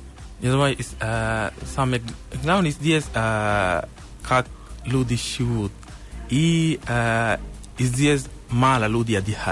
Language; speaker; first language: Russian; non-native, learner; Sinhala